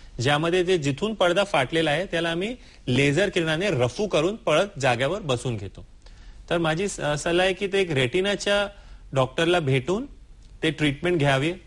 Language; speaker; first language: Marathi; non-native, local second language; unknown